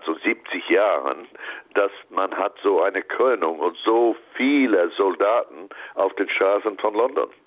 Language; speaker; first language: German; non-native, fluent; English